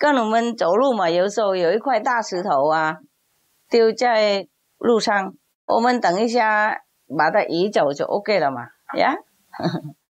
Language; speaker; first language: Chinese; non-native, fluent; Vietnamese